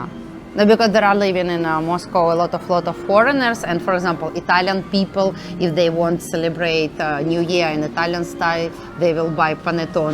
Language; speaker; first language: English; non-native, learner; Russian